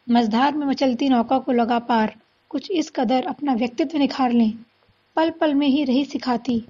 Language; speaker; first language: Hindi; native; Hindi